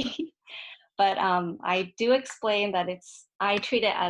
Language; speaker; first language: English; native; English